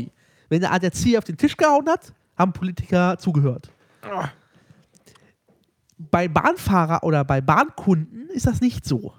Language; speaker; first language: German; native; German